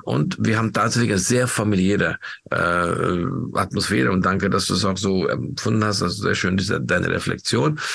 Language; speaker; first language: German; non-native, fluent; Hungarian